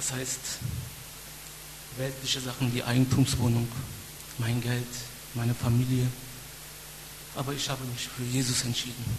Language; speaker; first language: German; non-native, fluent; Turkish